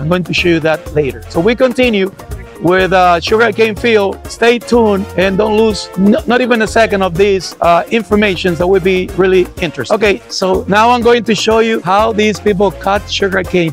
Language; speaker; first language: English; non-native, fluent; Spanish